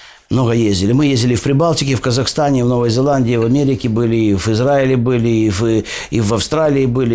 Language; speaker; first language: Russian; native; Russian